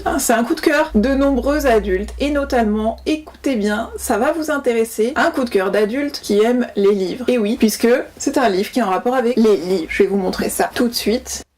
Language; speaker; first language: French; native; French